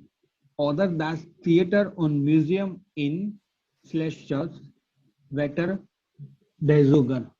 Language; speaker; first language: German; non-native, learner; Gujarati